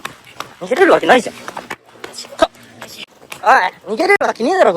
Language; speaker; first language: Japanese; native; Japanese